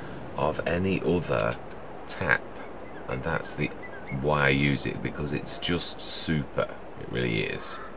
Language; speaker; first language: English; native; English